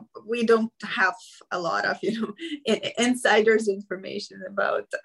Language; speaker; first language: English; non-native, fluent; Ukrainian